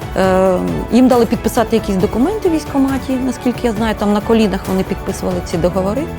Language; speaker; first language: Ukrainian; native; Ukrainian